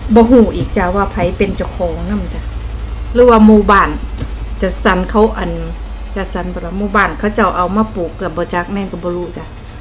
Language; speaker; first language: Thai; native; Thai